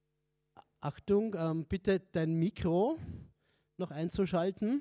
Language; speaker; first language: German; native; German